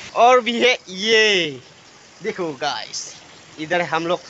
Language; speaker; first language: Hindi; non-native, local second language; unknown